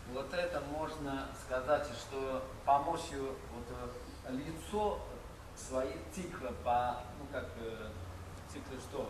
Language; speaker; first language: Russian; non-native, learner; Chinese